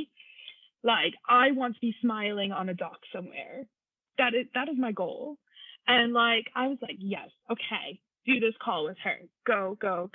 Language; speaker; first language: English; native; English